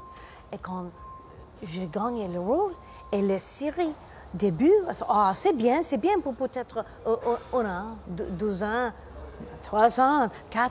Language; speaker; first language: French; non-native, learner; English